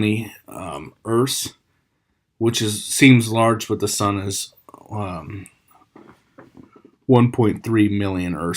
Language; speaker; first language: English; native; English